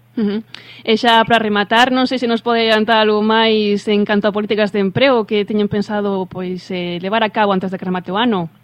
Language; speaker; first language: Galician; native; Galician